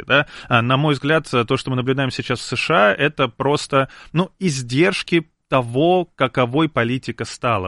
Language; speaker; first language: Russian; native; Russian